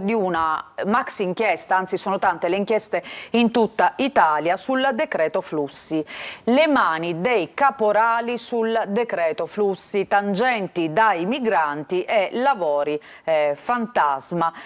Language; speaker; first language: Italian; native; Italian